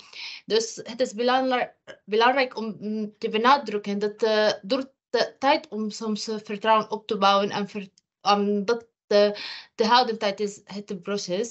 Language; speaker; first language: Dutch; non-native, fluent; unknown